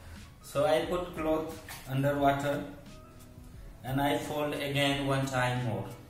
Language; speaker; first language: English; non-native, learner; Hindi